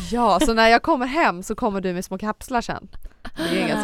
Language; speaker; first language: Swedish; native; Swedish